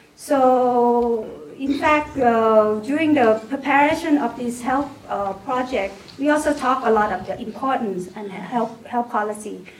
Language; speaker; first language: English; non-native, fluent; Thai